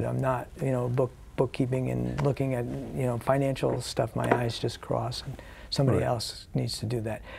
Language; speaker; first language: English; native; English